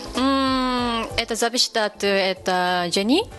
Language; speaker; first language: Russian; non-native, fluent; Japanese